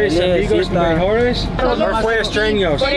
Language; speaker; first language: Spanish; non-native, learner; English